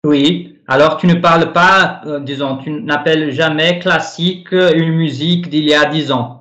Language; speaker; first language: French; non-native, fluent; Portuguese